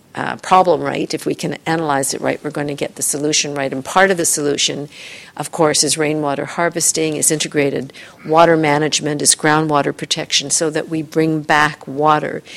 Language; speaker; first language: English; native; English